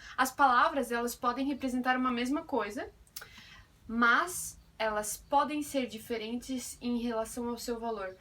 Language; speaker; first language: Portuguese; native; Portuguese